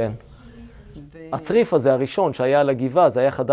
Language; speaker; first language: Hebrew; native; Hebrew